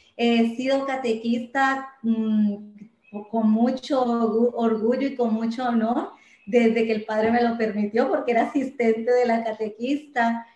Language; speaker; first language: Spanish; native; Spanish